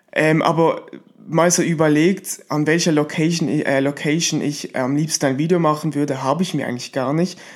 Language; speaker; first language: German; native; German